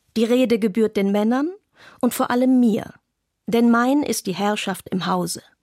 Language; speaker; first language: German; non-native, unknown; Arabic